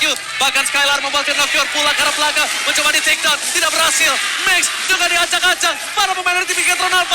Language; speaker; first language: Indonesian; native; Indonesian